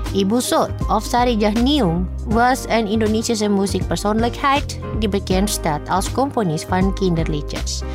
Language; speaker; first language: Dutch; non-native, fluent; Indonesian